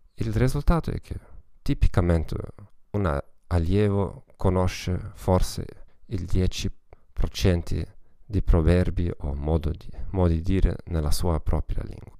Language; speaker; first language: Italian; non-native, fluent; German